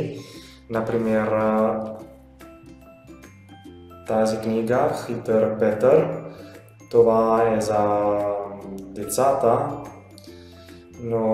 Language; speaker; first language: Bulgarian; non-native, learner; Italian